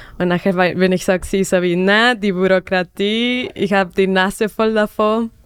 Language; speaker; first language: German; non-native, fluent; Spanish